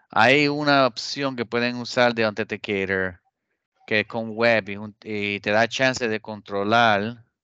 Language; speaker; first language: Spanish; early bilingual, heritage; Spanish